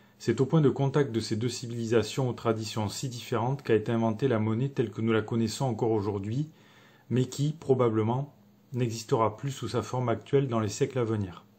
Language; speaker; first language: French; native; French